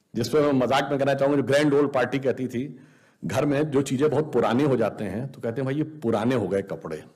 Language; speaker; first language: Hindi; native; Hindi